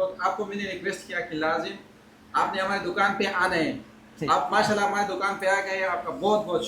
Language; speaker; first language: Hindi; non-native, fluent; Pashto